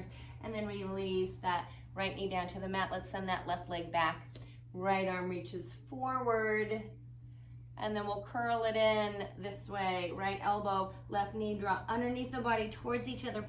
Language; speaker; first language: English; native; English